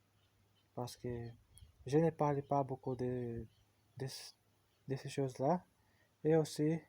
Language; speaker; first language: French; non-native, learner; Portuguese